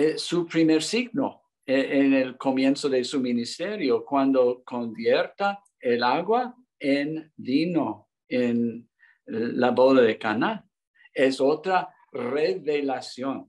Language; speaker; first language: Spanish; non-native, learner; English